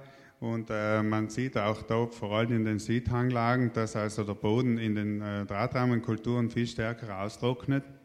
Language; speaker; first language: German; native; German